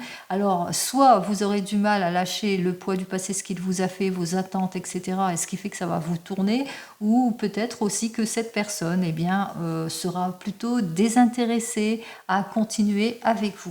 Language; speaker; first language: French; native; French